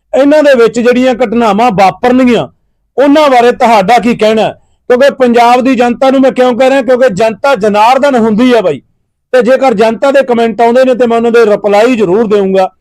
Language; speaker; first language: Punjabi; native; Punjabi